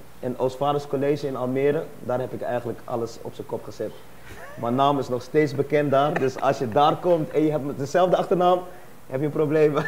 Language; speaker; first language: Dutch; native; Dutch